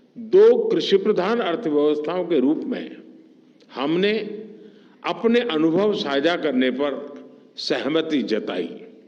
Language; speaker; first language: Hindi; non-native, local second language; Gujarati